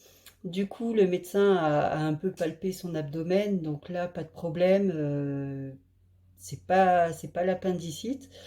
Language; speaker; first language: French; native; French